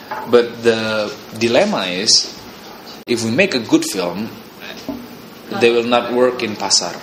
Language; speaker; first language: English; non-native, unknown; Indonesian